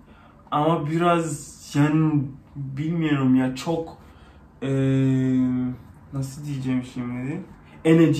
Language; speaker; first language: Turkish; non-native, learner; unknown